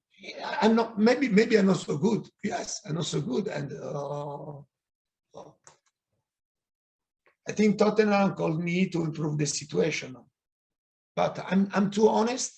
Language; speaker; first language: English; non-native, fluent; Italian